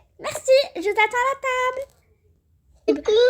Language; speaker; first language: French; native; French